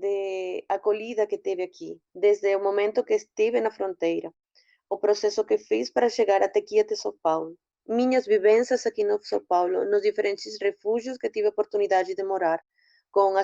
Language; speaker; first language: Portuguese; non-native, fluent; Spanish